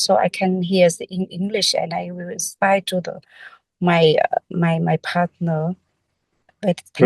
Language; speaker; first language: English; non-native, learner; Vietnamese